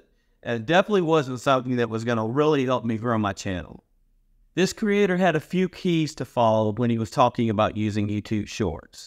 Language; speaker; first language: English; native; English